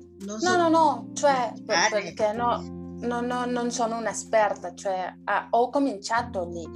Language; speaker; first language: Italian; non-native, learner; Spanish